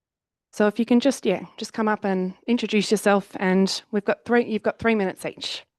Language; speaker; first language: English; native; English